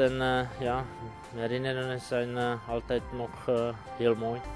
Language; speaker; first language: Dutch; non-native, fluent; Czech